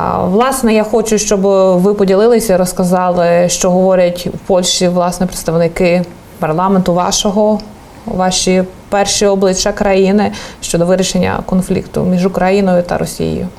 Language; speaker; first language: Ukrainian; native; Ukrainian